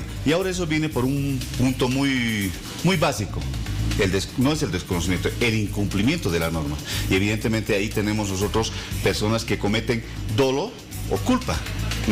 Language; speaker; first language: Spanish; native; Spanish